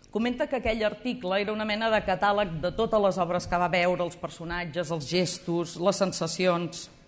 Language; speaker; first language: Catalan; native; Catalan